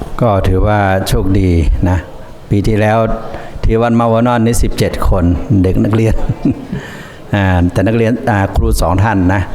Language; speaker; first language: Thai; native; Thai